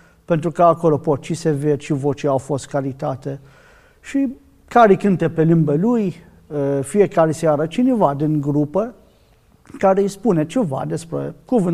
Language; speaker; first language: Romanian; non-native, learner; Arabic